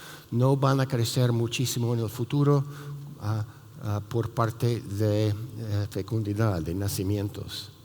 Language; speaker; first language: Spanish; non-native, fluent; English